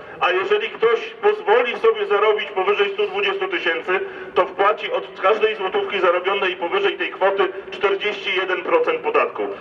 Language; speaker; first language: Polish; native; Polish